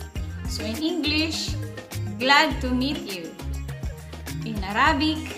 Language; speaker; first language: English; non-native, local second language; Filipino